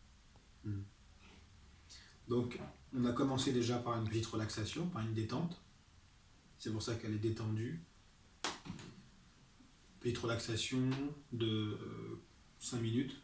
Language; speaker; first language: French; native; French